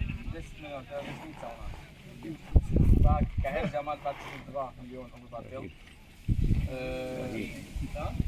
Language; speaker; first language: Czech; non-native, learner; Arabic